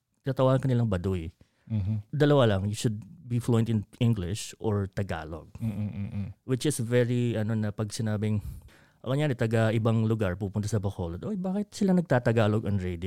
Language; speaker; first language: English; non-native, local second language; Hiligaynon